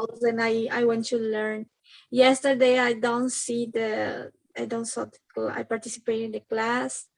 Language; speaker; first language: English; non-native, learner; Spanish